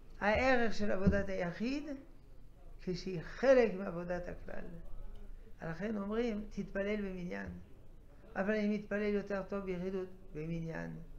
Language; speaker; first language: Hebrew; non-native, fluent; French